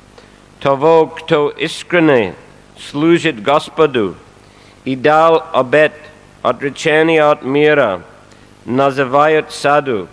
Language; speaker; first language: Russian; non-native, fluent; English